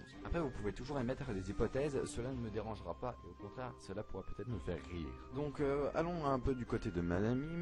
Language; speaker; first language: French; native; French